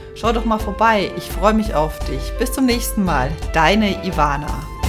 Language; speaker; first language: German; native; German